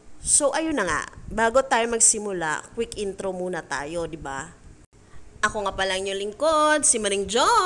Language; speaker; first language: Filipino; non-native, local second language; Cebuano